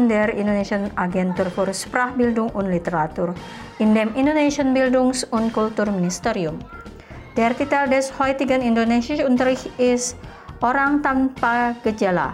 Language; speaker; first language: German; non-native, fluent; Indonesian